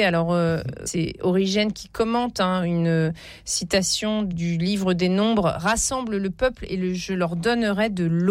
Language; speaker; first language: French; native; French